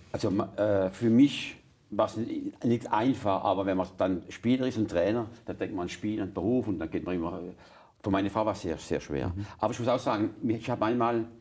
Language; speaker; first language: German; non-native, local second language; French